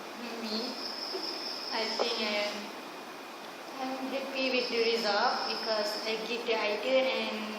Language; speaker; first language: English; non-native, local second language; Malay